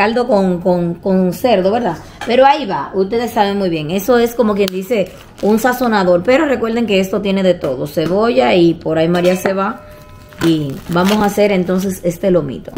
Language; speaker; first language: Spanish; native; Spanish